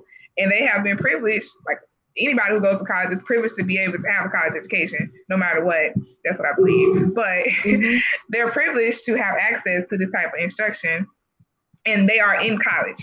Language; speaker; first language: English; native; English